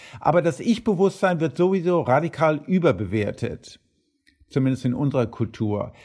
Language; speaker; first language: German; early bilingual, heritage; German